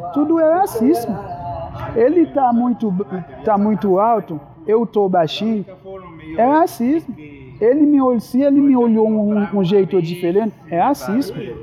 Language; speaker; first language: Portuguese; non-native, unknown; Haitian Creole